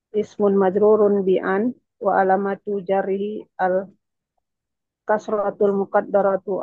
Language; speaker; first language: Arabic; non-native, learner; Indonesian